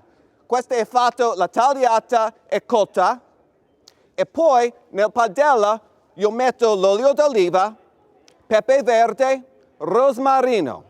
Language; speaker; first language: Italian; non-native, fluent; English